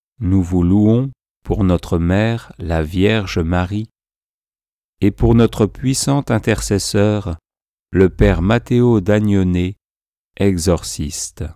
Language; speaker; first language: French; native; French